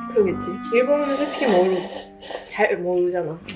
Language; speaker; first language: Korean; non-native, fluent; Japanese